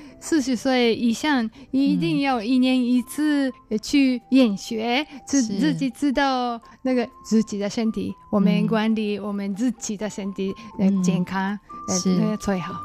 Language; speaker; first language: Chinese; non-native, learner; Japanese